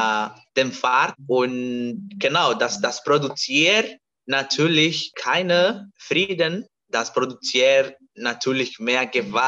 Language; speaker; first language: German; non-native, fluent; Spanish